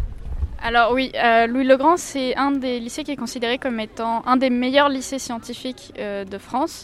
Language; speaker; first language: French; early bilingual, heritage; French